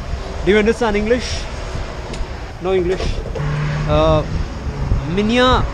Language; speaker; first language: English; non-native, local second language; Hindi